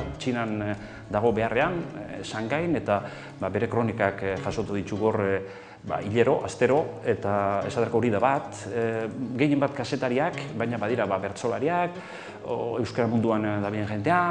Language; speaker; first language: Basque; native; Basque